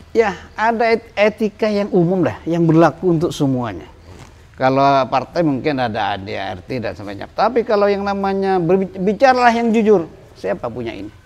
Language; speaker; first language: Indonesian; non-native, local second language; Madurese